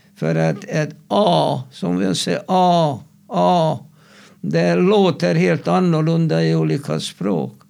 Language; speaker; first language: Swedish; non-native, fluent; Hungarian